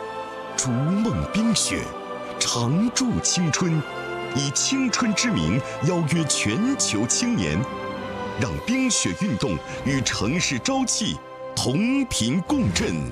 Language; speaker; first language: Chinese; native; Chinese